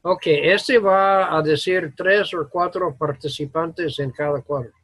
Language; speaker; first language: Spanish; non-native, fluent; English